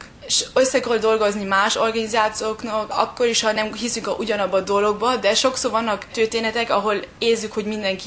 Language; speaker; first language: Hungarian; early bilingual, heritage; German